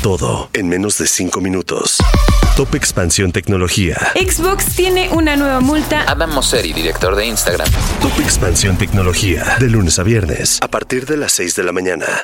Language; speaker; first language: Spanish; native; Spanish